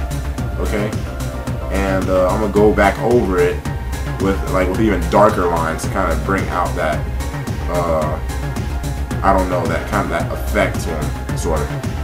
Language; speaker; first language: English; native; English